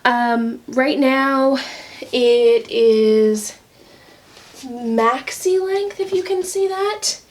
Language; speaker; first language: English; native; English